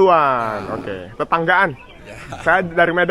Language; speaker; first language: Indonesian; non-native, fluent; Chinese